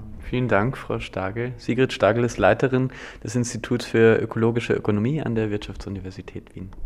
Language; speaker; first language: German; native; German